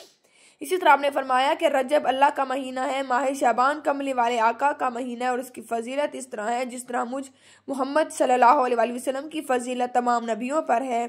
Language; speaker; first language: Urdu; native; Urdu